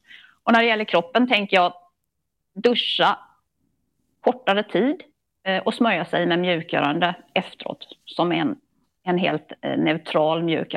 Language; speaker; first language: Swedish; native; Swedish